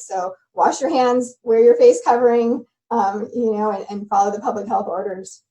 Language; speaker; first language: English; native; English